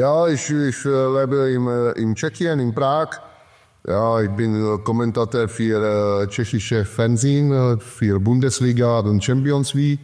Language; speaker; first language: German; non-native, learner; Czech